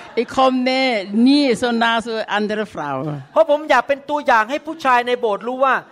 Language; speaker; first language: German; non-native, learner; Thai